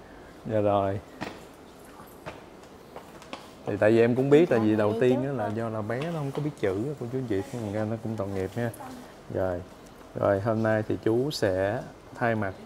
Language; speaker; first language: Vietnamese; native; Vietnamese